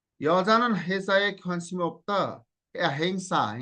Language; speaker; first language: Korean; non-native, fluent; Uzbek